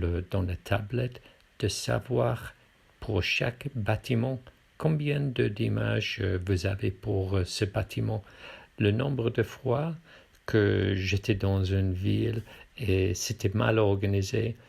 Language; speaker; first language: French; non-native, fluent; English